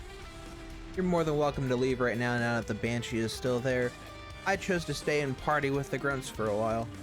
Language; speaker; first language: English; native; English